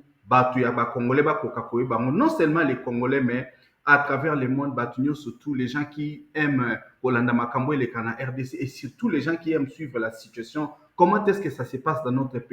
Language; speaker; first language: French; non-native, local second language; Lingala